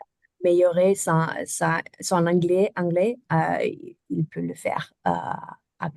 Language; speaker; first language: French; non-native, learner; German